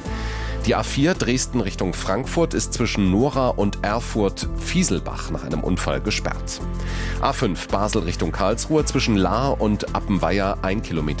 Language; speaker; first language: German; native; German